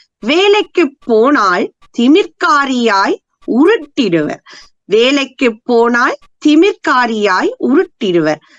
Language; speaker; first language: Tamil; native; Tamil